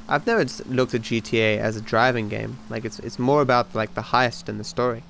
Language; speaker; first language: English; native; English